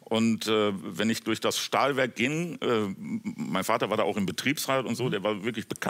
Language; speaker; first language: German; native; German